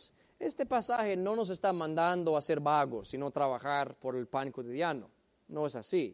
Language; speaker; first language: Spanish; native; Spanish